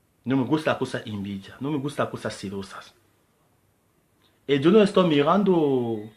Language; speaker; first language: Spanish; non-native, learner; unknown